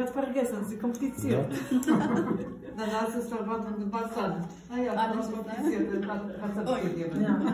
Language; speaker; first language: German; non-native, learner; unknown